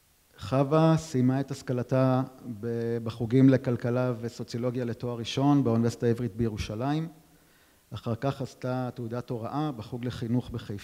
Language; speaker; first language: Hebrew; native; Hebrew